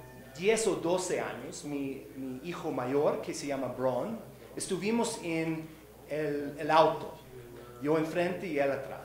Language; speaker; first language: Spanish; non-native, fluent; English